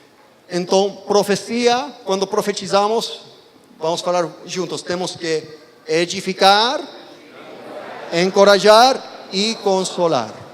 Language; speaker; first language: Portuguese; non-native, fluent; Spanish